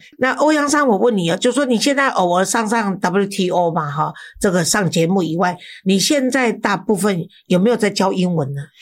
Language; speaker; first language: Chinese; native; Chinese